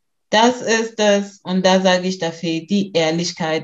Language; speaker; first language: German; early bilingual, other home language; Lingala